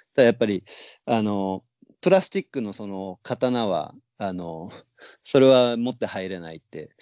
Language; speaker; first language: Japanese; native; Japanese